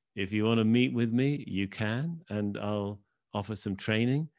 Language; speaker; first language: English; native; English